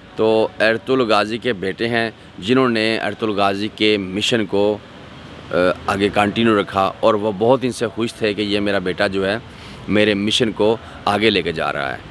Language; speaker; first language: Urdu; non-native, local second language; Punjabi